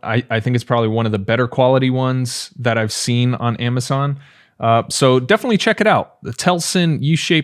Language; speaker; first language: English; native; English